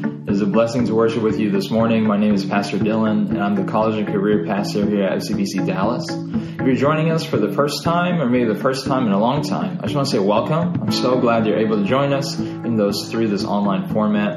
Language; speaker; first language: English; native; English